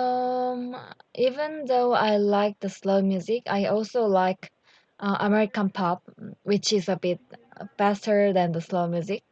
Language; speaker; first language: English; non-native, learner; Korean